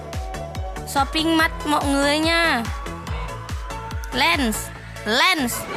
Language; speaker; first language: Vietnamese; non-native, learner; Indonesian